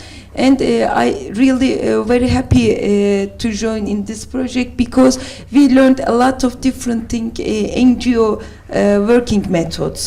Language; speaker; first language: English; non-native, learner; Turkish